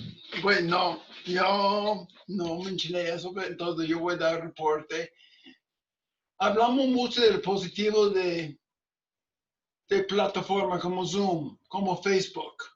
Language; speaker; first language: Spanish; non-native, fluent; English